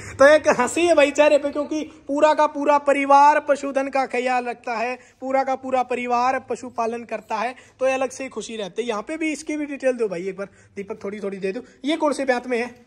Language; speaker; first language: Hindi; native; Hindi